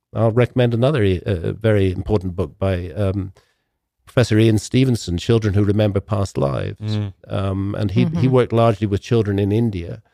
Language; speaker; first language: English; native; English